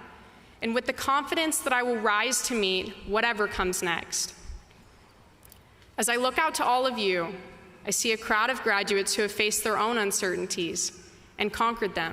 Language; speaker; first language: English; native; English